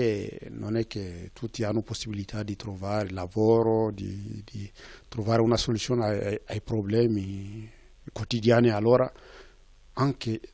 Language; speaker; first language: Italian; non-native, fluent; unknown